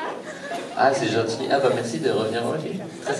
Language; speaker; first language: French; native; French